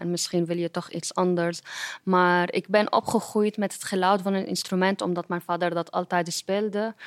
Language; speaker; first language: Dutch; non-native, fluent; Arabic